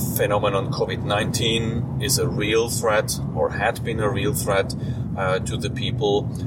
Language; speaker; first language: English; non-native, fluent; German